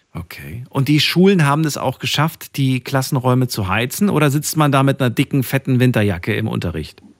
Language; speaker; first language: German; native; German